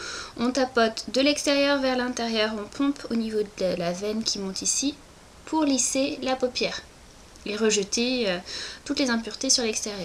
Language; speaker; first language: French; native; French